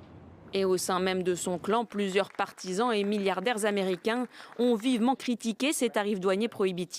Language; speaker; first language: French; native; French